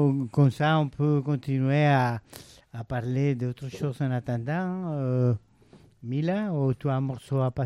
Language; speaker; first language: French; non-native, fluent; Spanish